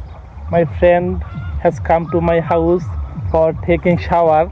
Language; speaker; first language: English; non-native, learner; Bangla